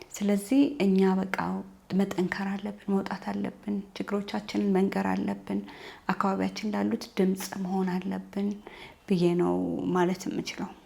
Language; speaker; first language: Amharic; native; Amharic